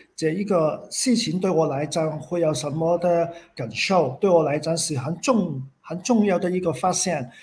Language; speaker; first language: Chinese; non-native, fluent; Cantonese